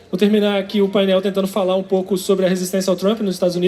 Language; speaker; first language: Portuguese; native; Portuguese